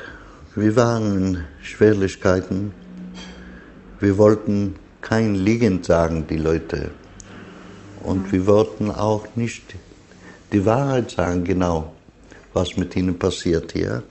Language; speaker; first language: German; non-native, fluent; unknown